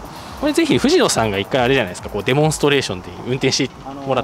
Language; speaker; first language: Japanese; native; Japanese